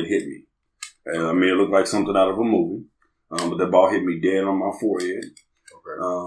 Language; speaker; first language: English; native; English